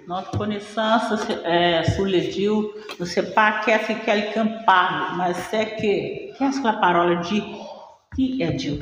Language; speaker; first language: Portuguese; non-native, learner; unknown